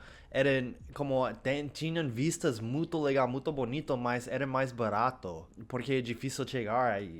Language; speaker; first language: Portuguese; non-native, learner; English